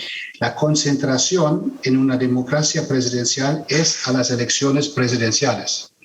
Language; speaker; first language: Spanish; non-native, fluent; German